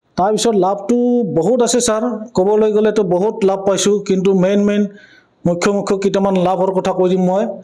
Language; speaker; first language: Assamese; native; Assamese